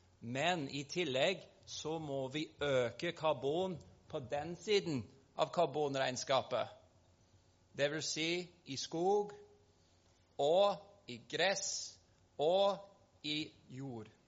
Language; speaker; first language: Norwegian; non-native, fluent; English